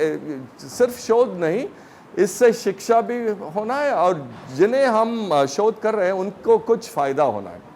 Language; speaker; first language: Hindi; non-native, local second language; Tamil